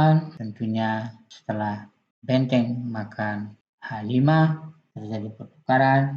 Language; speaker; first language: Indonesian; native; Indonesian